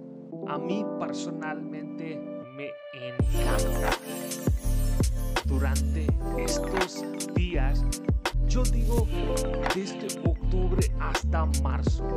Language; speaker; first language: Spanish; non-native, fluent; Hindi